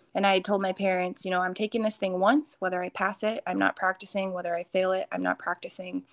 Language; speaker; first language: English; early bilingual, other home language; Hindi